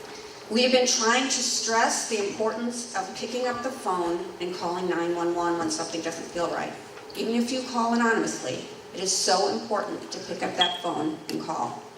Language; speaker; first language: English; native; English